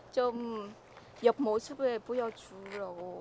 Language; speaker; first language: Korean; non-native, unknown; Vietnamese